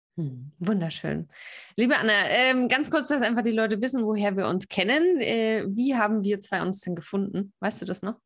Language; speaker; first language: German; native; German